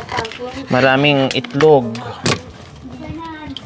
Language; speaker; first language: Filipino; native; Filipino